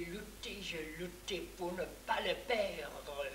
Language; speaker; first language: French; non-native, fluent; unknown